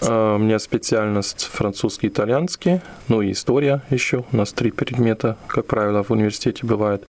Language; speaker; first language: Russian; non-native, fluent; German